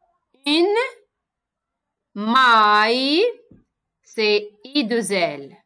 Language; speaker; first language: French; non-native, local second language; Arabic